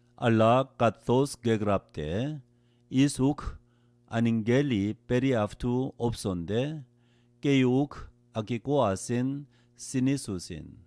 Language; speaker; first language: Greek; non-native, learner; Korean